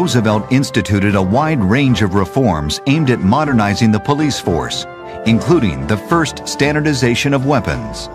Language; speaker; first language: English; native; English